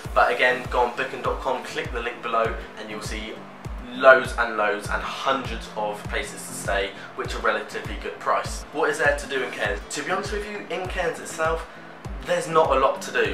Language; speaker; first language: English; native; English